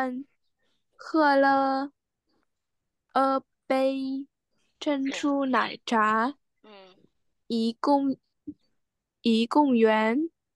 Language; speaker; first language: Chinese; non-native, learner; Vietnamese